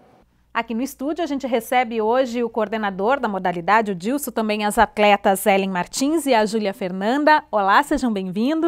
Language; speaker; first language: Portuguese; native; Portuguese